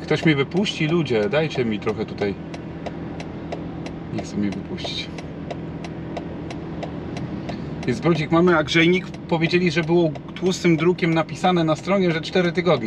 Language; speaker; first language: Polish; native; Polish